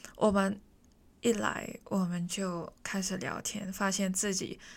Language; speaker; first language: Chinese; non-native, local second language; Cantonese